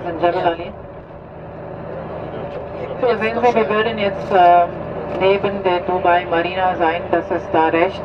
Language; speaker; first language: German; non-native, fluent; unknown